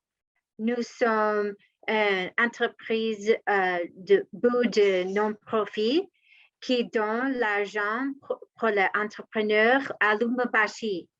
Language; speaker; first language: French; non-native, learner; English